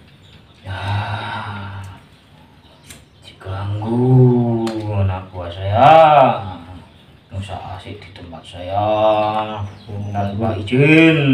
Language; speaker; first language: Indonesian; non-native, local second language; Javanese